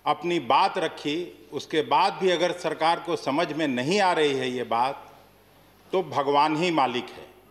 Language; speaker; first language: Hindi; native; Hindi